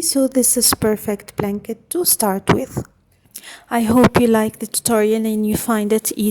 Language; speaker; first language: English; non-native, fluent; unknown